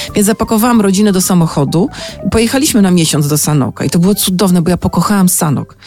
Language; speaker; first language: Polish; native; Polish